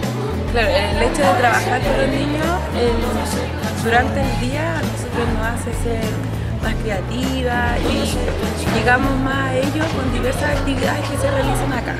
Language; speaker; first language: Spanish; native; Spanish